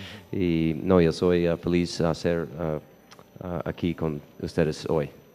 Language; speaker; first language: Spanish; non-native, learner; English